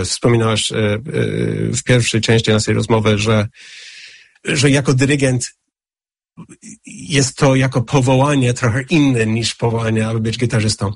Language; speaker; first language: Polish; non-native, fluent; English